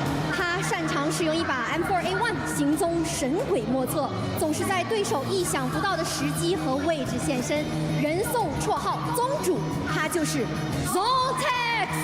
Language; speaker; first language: Chinese; native; Chinese